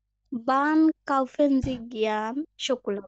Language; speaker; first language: German; non-native, learner; Bangla